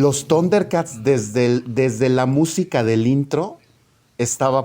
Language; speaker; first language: Spanish; native; Spanish